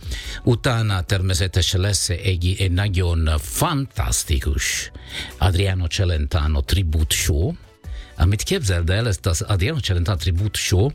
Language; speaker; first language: Hungarian; non-native, fluent; Italian